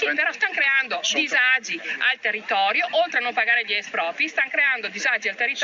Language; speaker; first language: Italian; native; Italian